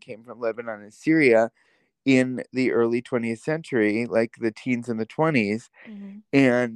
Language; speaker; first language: English; native; English